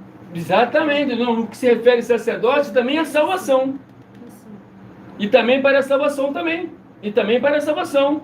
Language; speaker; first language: Portuguese; native; Portuguese